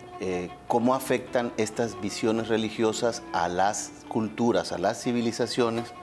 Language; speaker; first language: Spanish; native; Spanish